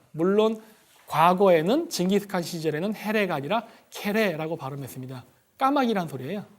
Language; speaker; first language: Korean; native; Korean